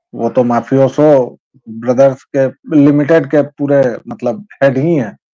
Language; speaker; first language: Hindi; native; Hindi